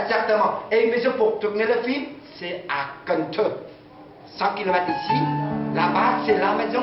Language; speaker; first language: French; non-native, learner; Vietnamese